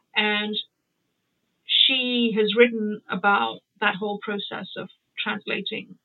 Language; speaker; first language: English; non-native, local second language; Gujarati